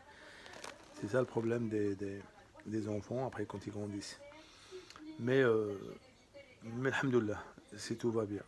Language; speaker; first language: French; native; French